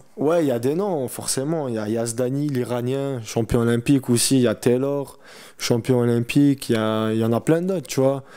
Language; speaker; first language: French; early bilingual, other home language; Chechen